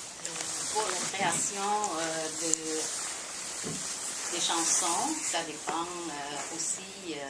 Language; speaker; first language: French; non-native, fluent; Khmer